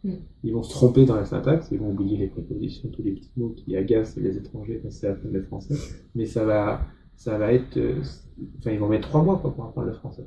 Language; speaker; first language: French; native; French